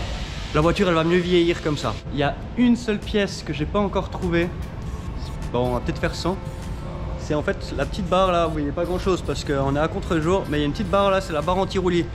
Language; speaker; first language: French; native; French